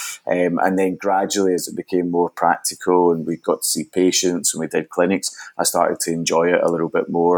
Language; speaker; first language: English; native; English